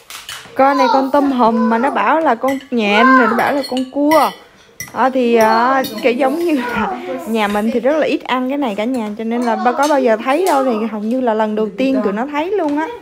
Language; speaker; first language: Vietnamese; native; Vietnamese